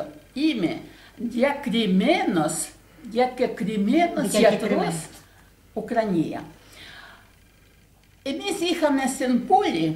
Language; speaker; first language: Greek; non-native, learner; Russian